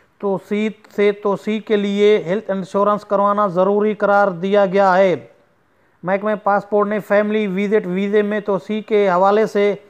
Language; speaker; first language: Urdu; non-native, local second language; Saraiki